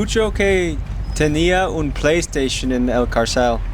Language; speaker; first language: Spanish; non-native, learner; English